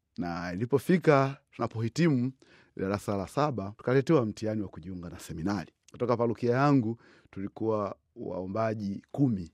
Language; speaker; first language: Swahili; native; Swahili